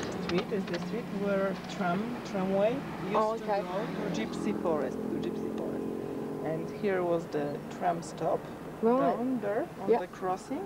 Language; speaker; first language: English; non-native, learner; Polish